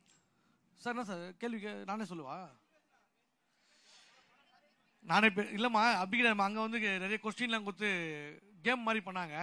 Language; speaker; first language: Tamil; native; Tamil